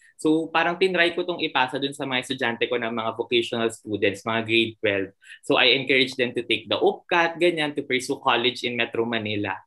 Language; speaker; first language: Filipino; non-native, local second language; Cebuano